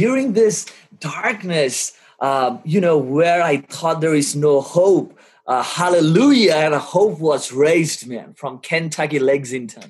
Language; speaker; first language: English; non-native, local second language; Bangla